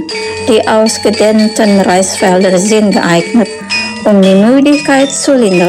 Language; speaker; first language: German; non-native, learner; Indonesian